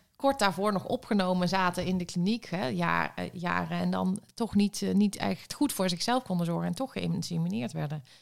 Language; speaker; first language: Dutch; native; Dutch